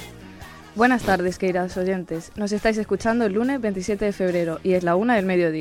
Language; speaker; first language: Spanish; native; Spanish